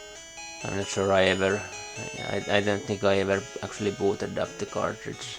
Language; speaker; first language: English; non-native, fluent; Finnish